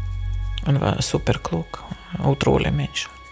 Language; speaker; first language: Swedish; non-native, fluent; Russian